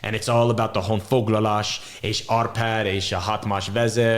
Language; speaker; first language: Hungarian; non-native, learner; English